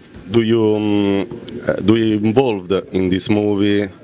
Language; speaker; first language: English; non-native, learner; Italian